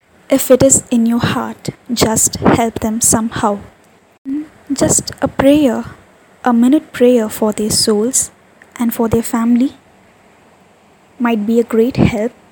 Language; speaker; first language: English; non-native, local second language; Tamil